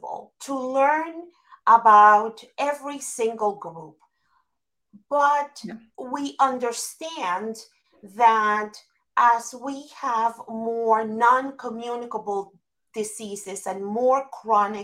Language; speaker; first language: English; non-native, fluent; Spanish